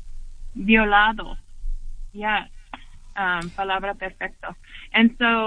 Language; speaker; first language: Spanish; early bilingual, heritage; English